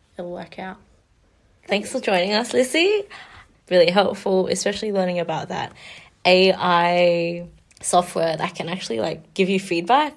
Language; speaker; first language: English; native; English